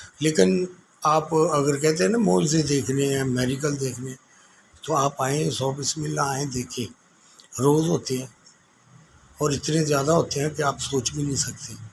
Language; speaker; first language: Urdu; non-native, local second language; Punjabi